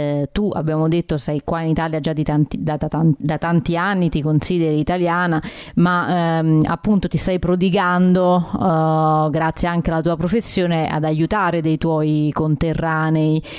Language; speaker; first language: Italian; native; Italian